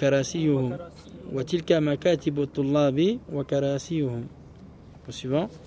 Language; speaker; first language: Arabic; non-native, fluent; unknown